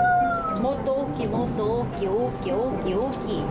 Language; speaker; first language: Japanese; non-native, learner; Korean